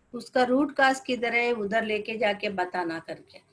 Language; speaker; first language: Hindi; non-native, local second language; Telugu